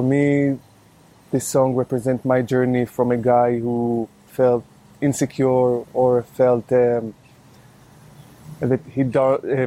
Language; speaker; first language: English; non-native, fluent; Hebrew